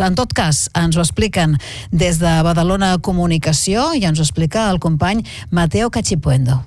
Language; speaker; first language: Catalan; native; Catalan